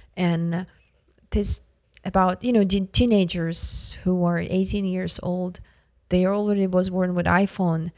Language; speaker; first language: English; non-native, fluent; Yakut